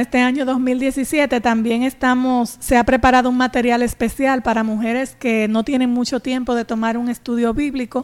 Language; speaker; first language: Spanish; native; Spanish